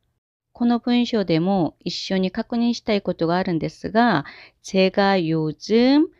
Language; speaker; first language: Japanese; non-native, fluent; Korean